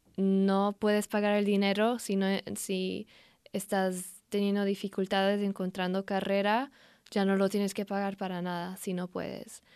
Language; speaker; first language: Spanish; non-native, fluent; English